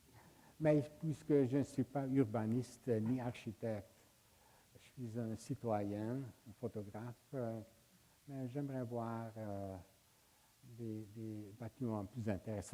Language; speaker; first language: French; non-native, fluent; Hungarian